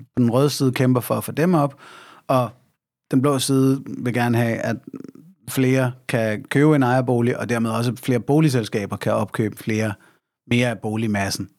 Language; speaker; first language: Danish; native; Danish